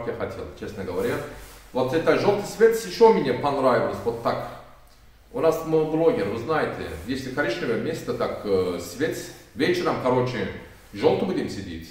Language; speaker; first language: Russian; non-native, learner; Turkish